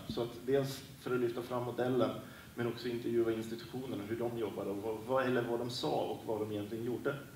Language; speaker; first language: Swedish; native; Swedish